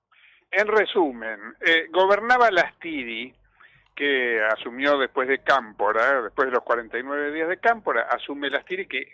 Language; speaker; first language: Spanish; native; Spanish